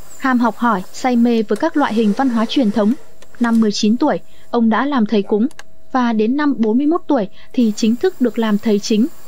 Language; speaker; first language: Vietnamese; native; Vietnamese